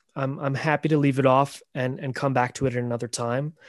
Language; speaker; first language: English; native; English